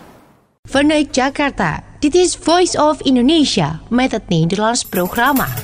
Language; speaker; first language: Dutch; non-native, fluent; Indonesian